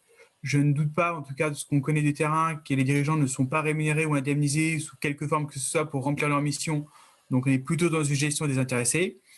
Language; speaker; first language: French; native; French